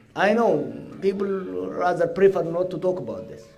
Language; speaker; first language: English; non-native, local second language; Amharic